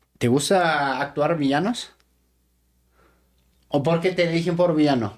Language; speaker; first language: Spanish; native; Spanish